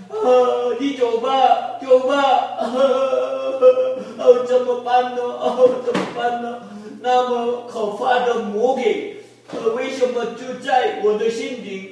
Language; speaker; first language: Chinese; non-native, learner; Korean